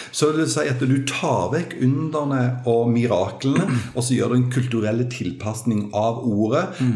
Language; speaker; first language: Norwegian; native; Norwegian